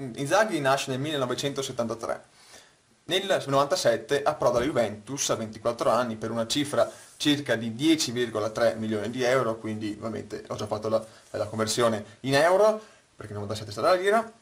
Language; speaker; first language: Italian; native; Italian